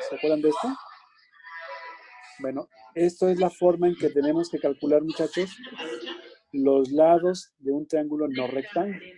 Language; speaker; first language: Spanish; native; Spanish